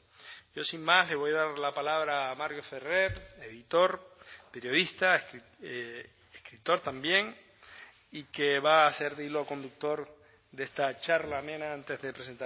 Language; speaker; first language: Spanish; native; Spanish